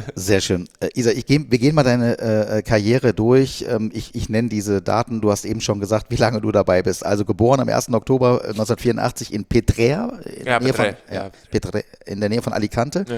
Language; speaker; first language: German; native; German